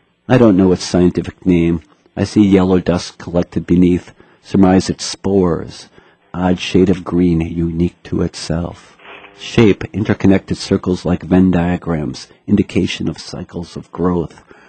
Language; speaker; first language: English; native; English